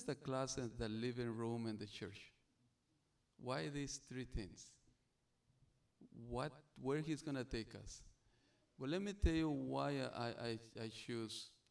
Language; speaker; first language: English; non-native, learner; Spanish